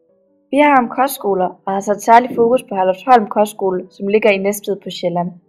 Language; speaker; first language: Danish; native; Danish